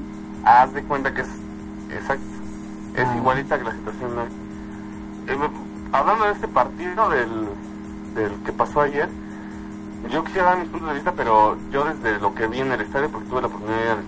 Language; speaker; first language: Spanish; native; Spanish